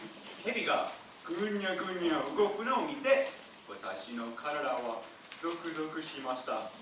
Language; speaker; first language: Japanese; non-native, learner; English